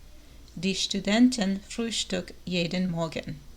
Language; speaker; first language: German; non-native, learner; English